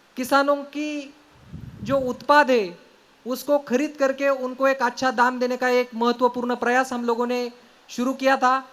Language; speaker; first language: Hindi; non-native, local second language; Marathi